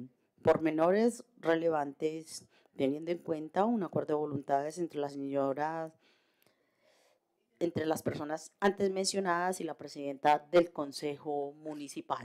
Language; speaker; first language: Spanish; native; Spanish